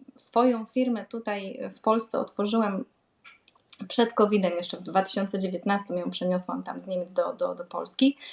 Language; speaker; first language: Polish; native; Polish